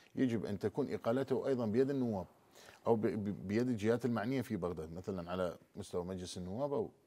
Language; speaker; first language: Arabic; non-native, local second language; Turkmen